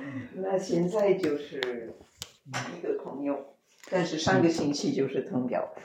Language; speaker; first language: Chinese; non-native, fluent; French